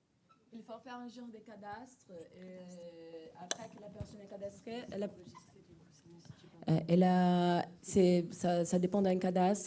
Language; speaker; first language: French; non-native, fluent; Portuguese